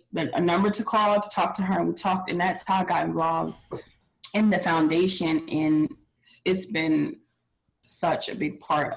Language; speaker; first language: English; native; English